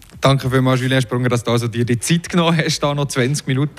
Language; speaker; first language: German; native; German